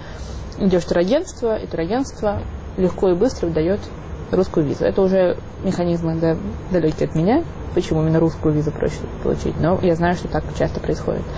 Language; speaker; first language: Russian; native; Russian